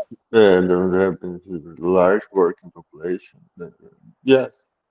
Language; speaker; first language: English; non-native, learner; Portuguese